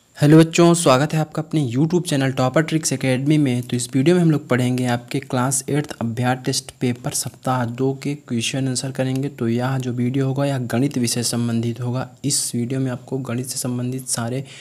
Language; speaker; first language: Hindi; native; Hindi